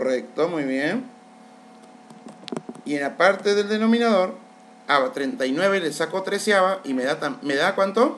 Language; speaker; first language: Spanish; native; Spanish